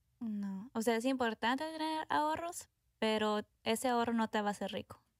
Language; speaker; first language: Spanish; early bilingual, heritage; Spanish